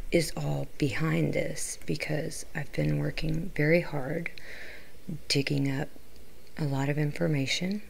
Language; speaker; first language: English; native; English